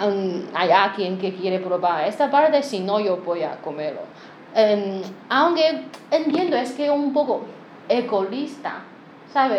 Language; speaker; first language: Spanish; non-native, learner; Chinese